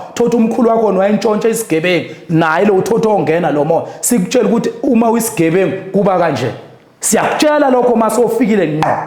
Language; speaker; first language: Zulu; native; Zulu